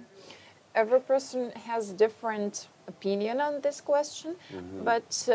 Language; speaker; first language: English; non-native, fluent; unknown